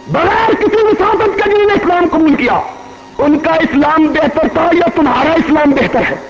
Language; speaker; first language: Urdu; non-native, local second language; Punjabi